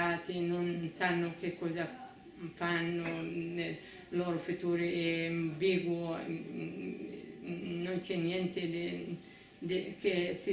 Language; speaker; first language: Italian; non-native, fluent; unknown